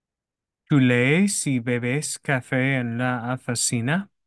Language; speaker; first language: Spanish; non-native, learner; English